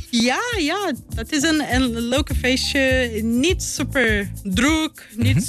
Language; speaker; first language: Dutch; non-native, learner; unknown